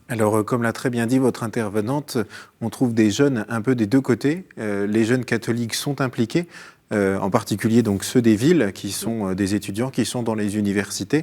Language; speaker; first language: French; native; French